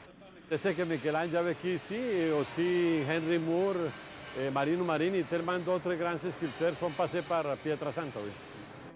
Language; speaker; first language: French; non-native, fluent; Spanish